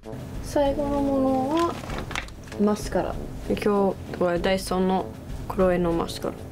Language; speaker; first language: Japanese; non-native, learner; English